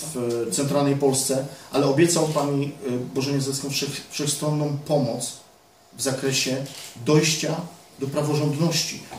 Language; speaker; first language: Polish; native; Polish